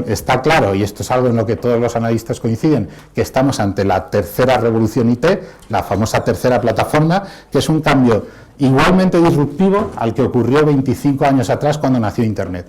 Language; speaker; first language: Spanish; native; Spanish